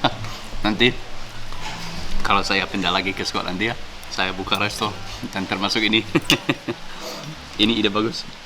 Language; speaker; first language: Indonesian; non-native, fluent; English